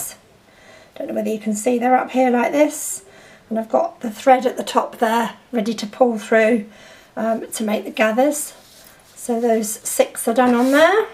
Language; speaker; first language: English; native; English